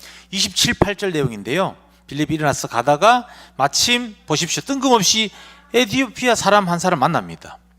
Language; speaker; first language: Korean; native; Korean